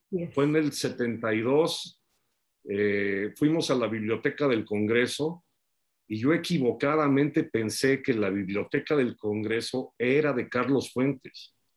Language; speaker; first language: Spanish; native; Spanish